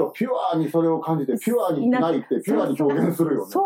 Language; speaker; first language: Japanese; native; Japanese